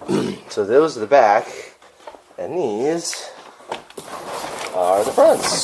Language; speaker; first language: English; native; English